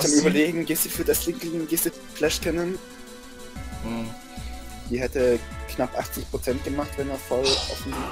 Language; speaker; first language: German; native; German